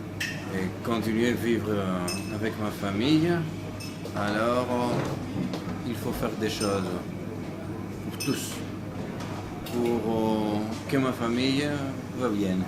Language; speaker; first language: French; non-native, fluent; Greek